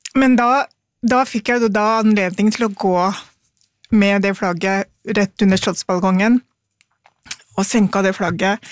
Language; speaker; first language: Norwegian; early bilingual, other home language; Punjabi